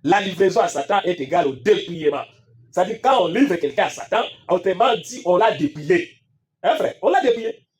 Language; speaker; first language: French; non-native, local second language; Swahili